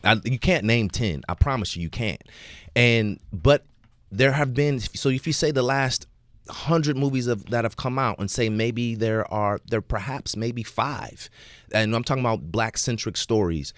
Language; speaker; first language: English; native; English